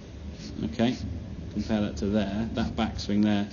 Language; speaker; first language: English; native; English